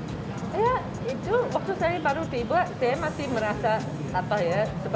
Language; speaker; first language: Indonesian; non-native, fluent; English